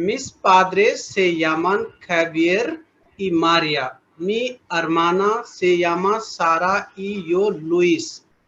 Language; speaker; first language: Spanish; non-native, fluent; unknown